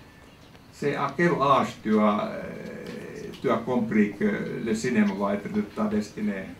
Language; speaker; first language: French; non-native, fluent; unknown